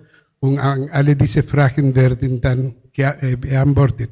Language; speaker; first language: German; non-native, fluent; Spanish